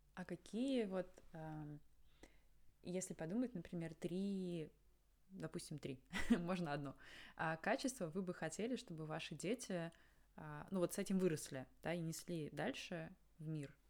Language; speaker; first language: Russian; native; Russian